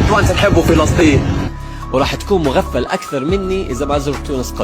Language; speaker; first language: Arabic; native; Arabic